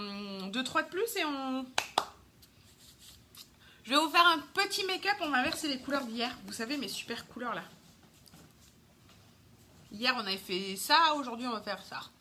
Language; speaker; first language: French; native; French